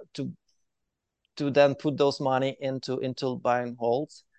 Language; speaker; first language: English; non-native, fluent; Ukrainian